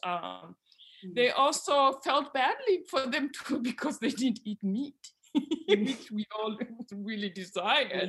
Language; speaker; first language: English; non-native, local second language; Luyia